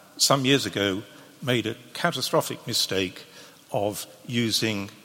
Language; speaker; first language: English; native; English